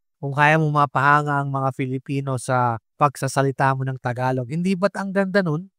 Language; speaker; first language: Filipino; native; Filipino